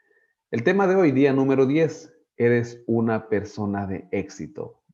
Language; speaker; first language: Spanish; native; Spanish